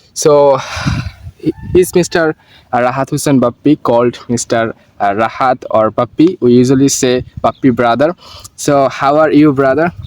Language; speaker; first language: English; non-native, learner; Bangla